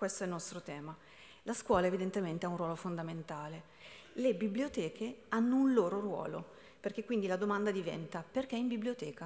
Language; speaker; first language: Italian; native; Italian